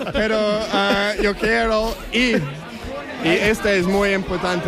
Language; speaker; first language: Spanish; non-native, learner; English